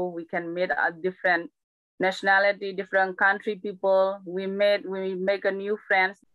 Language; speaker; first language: English; non-native, learner; Burmese